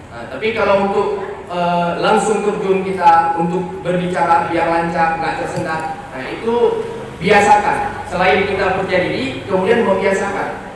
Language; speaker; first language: Indonesian; non-native, local second language; Achinese